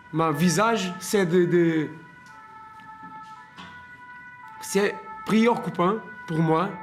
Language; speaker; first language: French; non-native, learner; Portuguese